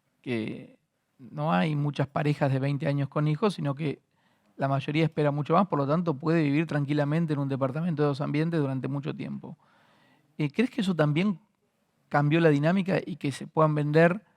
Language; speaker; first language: Spanish; native; Spanish